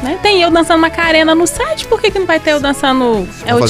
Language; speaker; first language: Portuguese; native; Portuguese